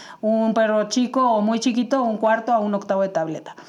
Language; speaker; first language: Spanish; native; Spanish